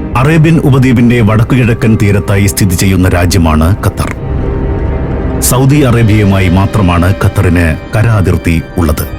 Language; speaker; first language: Malayalam; native; Malayalam